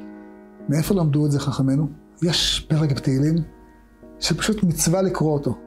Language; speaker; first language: Hebrew; native; Hebrew